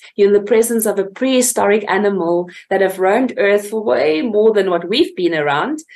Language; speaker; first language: English; native; English